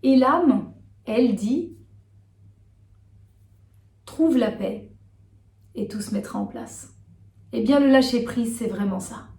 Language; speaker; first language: French; native; French